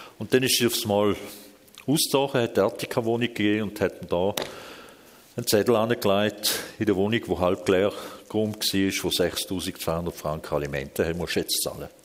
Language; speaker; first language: German; early bilingual, other home language; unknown